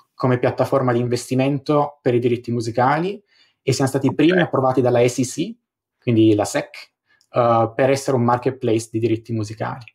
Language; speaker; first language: Italian; native; Italian